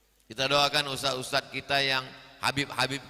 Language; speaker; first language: Indonesian; native; Indonesian